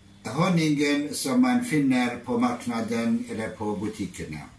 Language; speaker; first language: Norwegian; non-native, fluent; Arabic